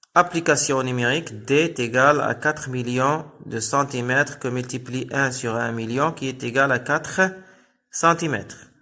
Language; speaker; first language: French; non-native, local second language; Arabic